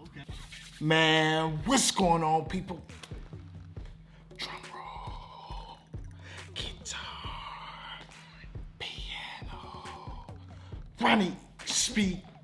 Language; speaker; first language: English; native; English